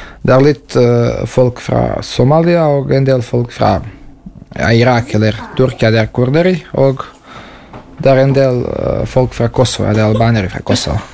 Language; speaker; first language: Norwegian; non-native, learner; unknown